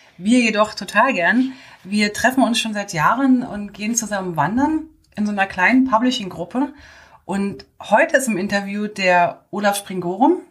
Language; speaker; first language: German; native; German